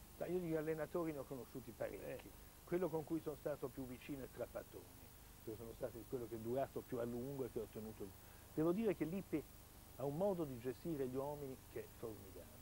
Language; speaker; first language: Italian; native; Italian